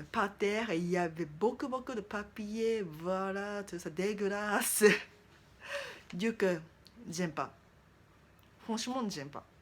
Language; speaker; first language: French; non-native, learner; Japanese